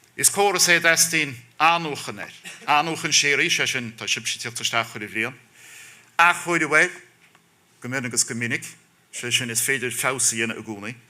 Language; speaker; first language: Irish; native; Irish